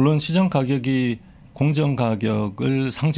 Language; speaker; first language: Korean; native; Korean